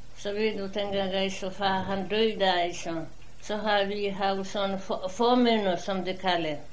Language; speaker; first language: Danish; non-native, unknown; Polish